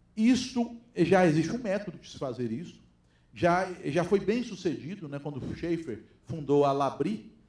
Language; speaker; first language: Portuguese; native; Portuguese